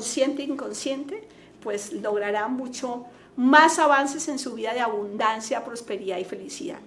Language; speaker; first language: Spanish; native; Spanish